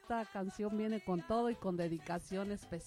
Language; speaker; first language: Spanish; native; Spanish